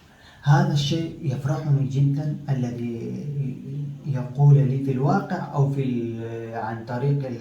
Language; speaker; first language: Arabic; non-native, fluent; Pashto